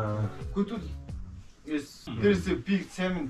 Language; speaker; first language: English; non-native, learner; Mongolian